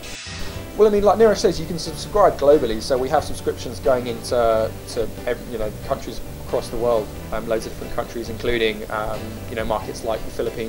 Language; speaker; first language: English; native; English